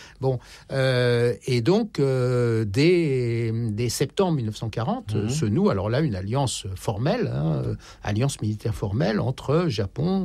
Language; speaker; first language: French; native; French